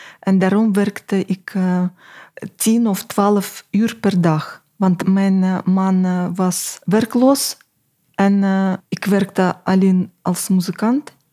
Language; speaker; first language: Dutch; non-native, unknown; Russian